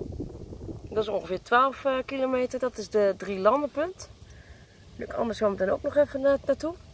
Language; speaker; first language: Dutch; native; Dutch